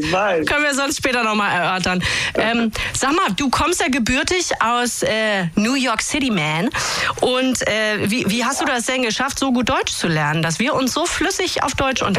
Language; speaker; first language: German; native; German